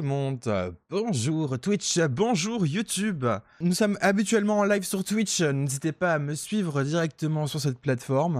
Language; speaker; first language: French; native; French